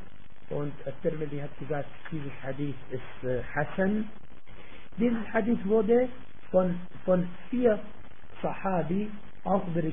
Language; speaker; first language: German; non-native, fluent; Arabic